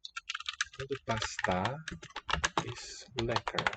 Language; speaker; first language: Dutch; non-native, learner; English